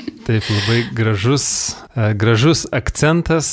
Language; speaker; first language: Lithuanian; native; Lithuanian